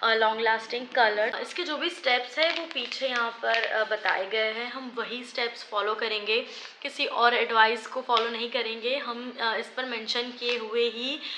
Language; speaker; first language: Hindi; non-native, local second language; Gujarati